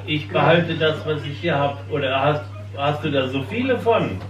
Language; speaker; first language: German; native; German